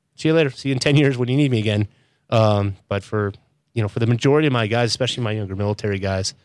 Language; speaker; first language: English; native; English